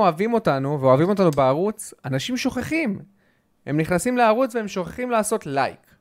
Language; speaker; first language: Hebrew; native; Hebrew